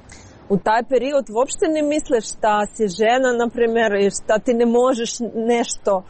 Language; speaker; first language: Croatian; non-native, learner; Ukrainian